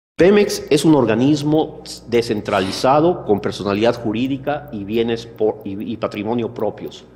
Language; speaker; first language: Spanish; native; Spanish